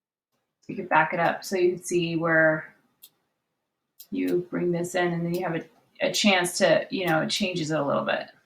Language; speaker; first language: English; native; English